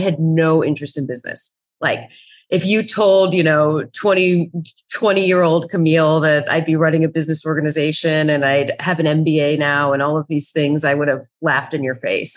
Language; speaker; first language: English; native; English